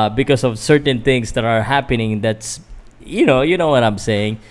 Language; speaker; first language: English; non-native, local second language; Filipino